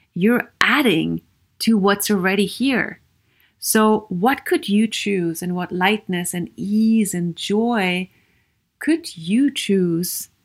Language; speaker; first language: English; non-native, fluent; German